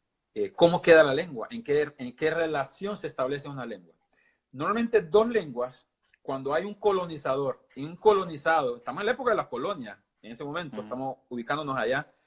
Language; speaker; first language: Spanish; non-native, local second language; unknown